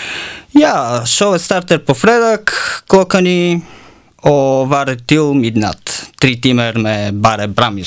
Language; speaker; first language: Norwegian; non-native, learner; Bulgarian